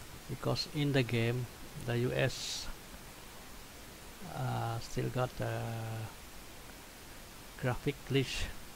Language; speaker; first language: English; non-native, local second language; Malay